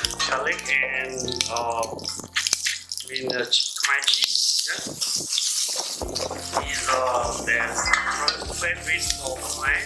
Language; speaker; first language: English; non-native, learner; Khmer